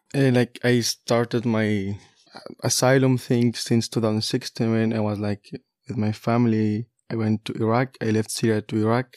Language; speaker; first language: English; non-native, fluent; Kurdish